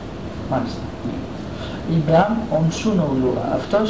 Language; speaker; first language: Greek; native; Greek